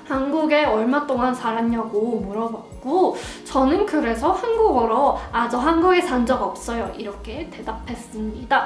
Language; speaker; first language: Korean; non-native, fluent; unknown